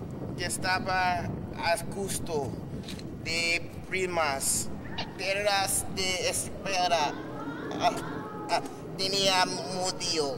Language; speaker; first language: Spanish; non-native, learner; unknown